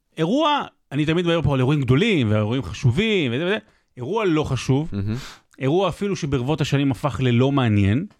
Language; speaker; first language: Hebrew; native; Hebrew